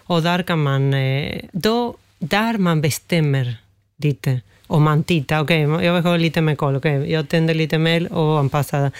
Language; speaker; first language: Swedish; non-native, fluent; Spanish